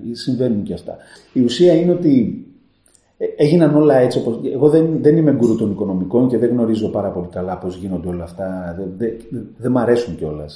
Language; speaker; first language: Greek; native; Greek